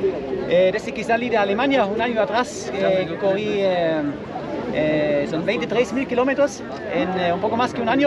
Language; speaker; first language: Spanish; non-native, fluent; German